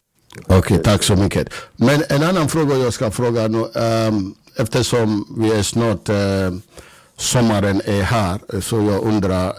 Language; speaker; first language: Swedish; non-native, fluent; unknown